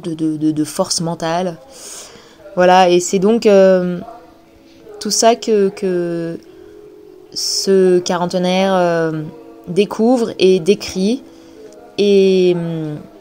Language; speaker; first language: French; native; French